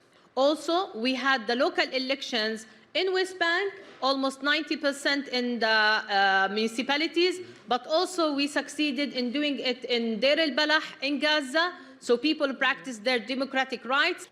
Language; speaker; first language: English; non-native, fluent; Arabic